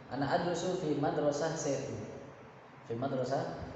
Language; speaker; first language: Arabic; non-native, fluent; Indonesian